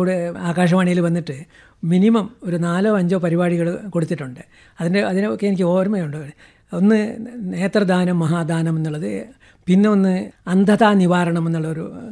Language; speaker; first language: Malayalam; non-native, local second language; Kannada